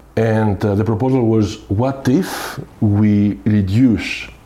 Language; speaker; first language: English; non-native, fluent; Greek